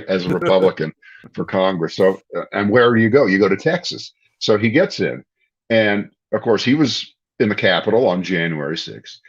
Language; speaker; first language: English; native; English